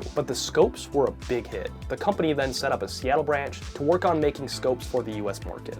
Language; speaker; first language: English; native; English